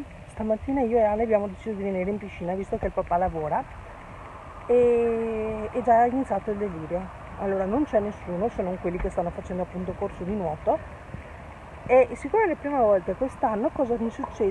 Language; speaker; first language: Italian; native; Italian